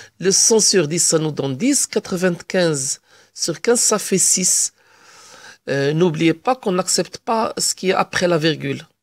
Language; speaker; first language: French; non-native, local second language; Arabic